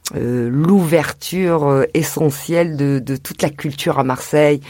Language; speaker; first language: French; native; French